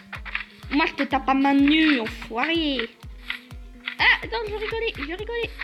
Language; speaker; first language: French; native; French